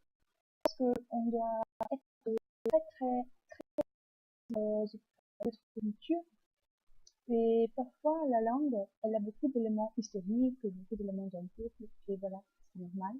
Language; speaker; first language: French; non-native, fluent; Portuguese